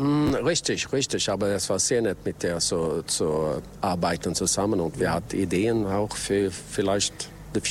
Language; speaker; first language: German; non-native, learner; Swedish